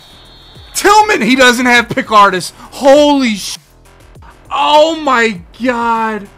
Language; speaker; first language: English; native; English